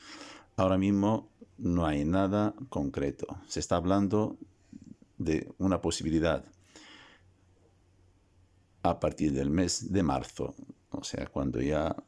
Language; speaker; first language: Spanish; non-native, fluent; Arabic